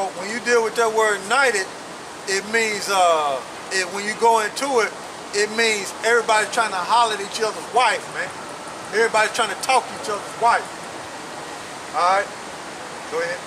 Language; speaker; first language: English; native; English